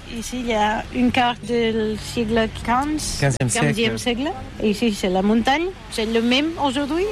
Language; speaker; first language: French; non-native, learner; Catalan